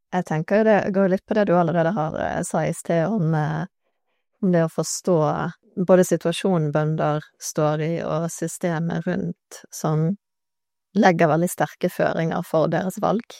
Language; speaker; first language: Norwegian; native; Norwegian